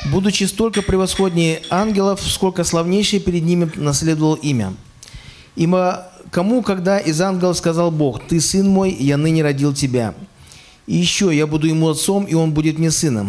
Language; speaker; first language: Russian; native; Russian